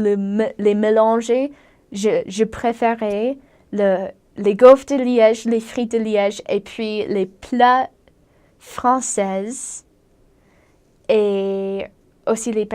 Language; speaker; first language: French; non-native, fluent; English